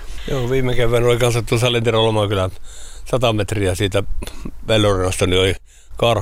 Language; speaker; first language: Finnish; native; Finnish